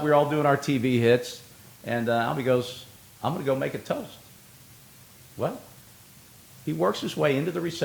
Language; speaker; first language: English; native; English